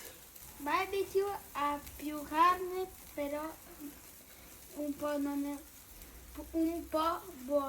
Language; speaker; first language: Italian; early bilingual, other home language; Filipino